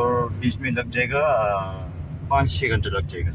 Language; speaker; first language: Hindi; non-native, fluent; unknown